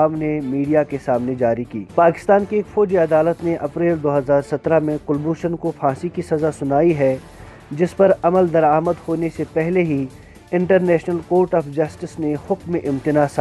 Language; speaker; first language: Urdu; non-native, local second language; Kashmiri